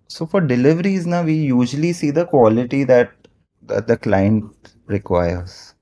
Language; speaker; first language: English; non-native, local second language; Marathi